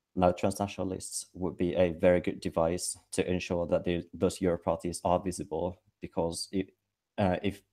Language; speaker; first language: English; non-native, fluent; Finnish